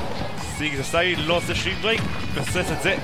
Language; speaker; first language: Hebrew; native; Hebrew